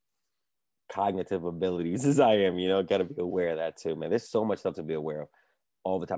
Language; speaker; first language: English; early bilingual, other home language; Spanish